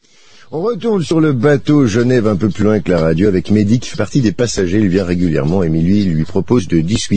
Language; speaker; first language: French; native; French